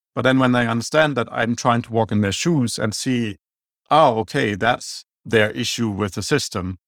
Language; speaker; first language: English; non-native, fluent; German